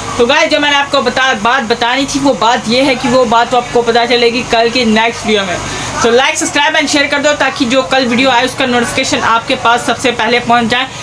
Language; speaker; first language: Hindi; native; Hindi